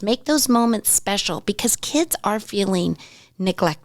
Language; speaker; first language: English; native; English